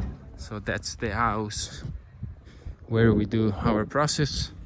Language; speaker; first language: English; non-native, fluent; Italian